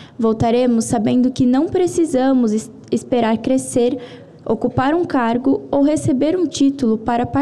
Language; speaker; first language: Portuguese; native; Portuguese